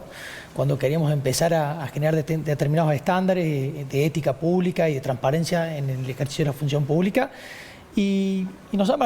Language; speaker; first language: Spanish; native; Spanish